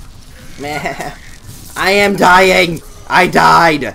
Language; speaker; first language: English; native; English